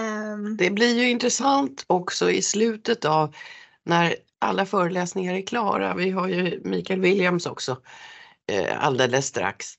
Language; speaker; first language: Swedish; native; Swedish